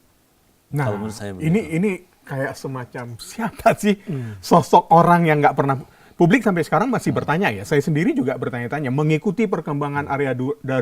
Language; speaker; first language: Indonesian; native; Indonesian